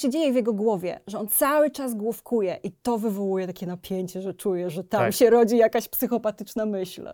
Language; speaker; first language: Polish; native; Polish